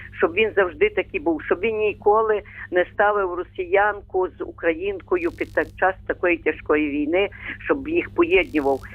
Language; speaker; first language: Ukrainian; native; Ukrainian